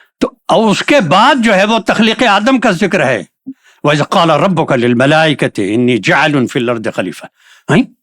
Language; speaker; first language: Urdu; native; Urdu